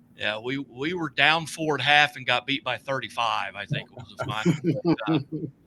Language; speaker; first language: English; native; English